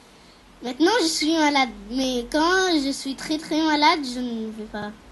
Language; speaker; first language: French; non-native, fluent; Arabic